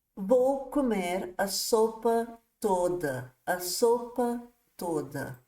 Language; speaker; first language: Portuguese; non-native, fluent; English